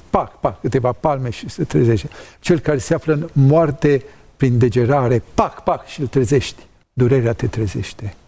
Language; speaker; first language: Romanian; native; Romanian